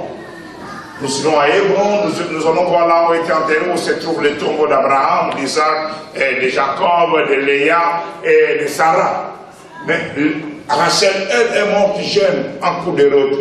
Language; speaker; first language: French; non-native, local second language; Lingala